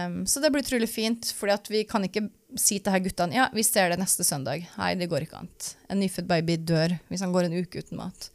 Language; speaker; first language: Norwegian; native; Norwegian